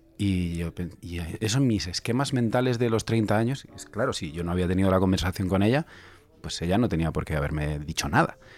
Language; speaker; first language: Spanish; native; Spanish